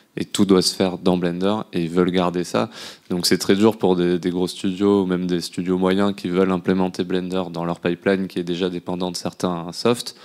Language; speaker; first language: French; native; French